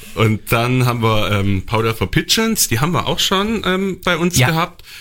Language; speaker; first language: German; native; German